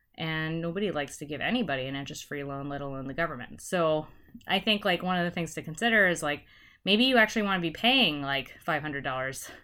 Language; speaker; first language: English; native; English